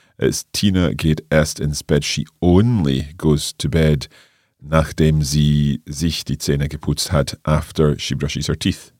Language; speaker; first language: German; non-native, fluent; English